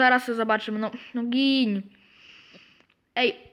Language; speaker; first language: Polish; native; Polish